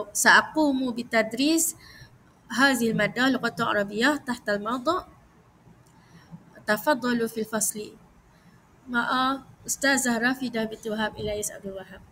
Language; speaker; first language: Arabic; non-native, learner; Malay